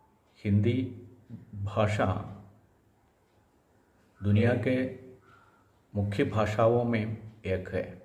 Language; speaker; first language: Hindi; non-native, local second language; Malayalam